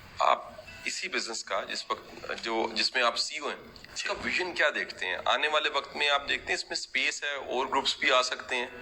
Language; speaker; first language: Urdu; native; Urdu